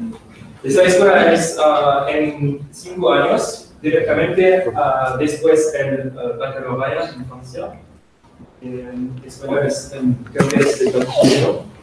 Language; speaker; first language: Spanish; non-native, learner; French